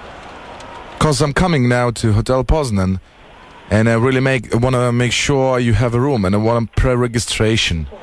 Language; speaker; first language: English; non-native, learner; Lithuanian